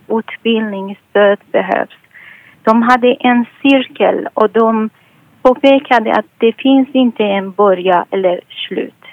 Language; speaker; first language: Swedish; non-native, fluent; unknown